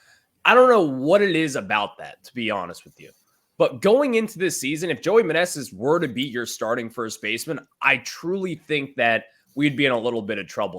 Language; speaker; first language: English; native; English